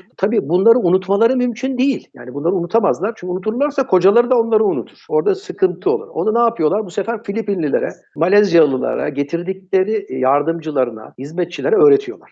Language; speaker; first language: Turkish; early bilingual, heritage; Turkish